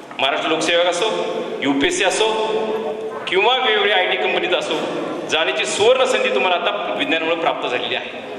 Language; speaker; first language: Marathi; native; Marathi